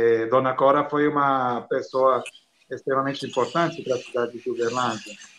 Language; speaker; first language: Portuguese; non-native, fluent; Italian